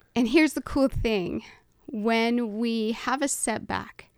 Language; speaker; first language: English; native; English